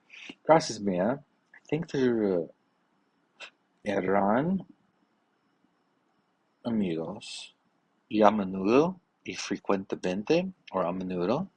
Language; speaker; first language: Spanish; non-native, learner; English